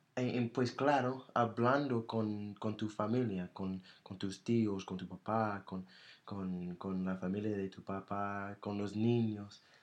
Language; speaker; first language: Spanish; non-native, fluent; English